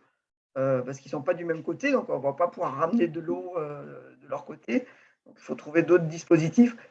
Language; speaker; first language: French; native; French